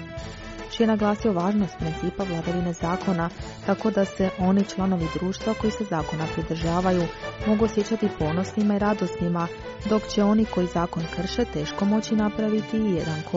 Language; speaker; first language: Croatian; native; Croatian